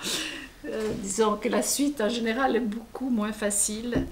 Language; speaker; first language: French; non-native, fluent; Italian